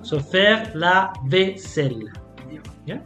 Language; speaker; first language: French; non-native, fluent; Spanish